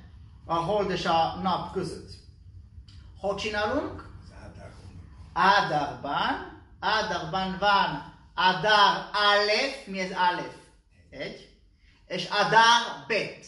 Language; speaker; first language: Hungarian; non-native, learner; Hebrew